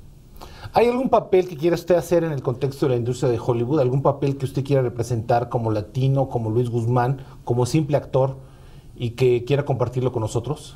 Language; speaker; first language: Spanish; native; Spanish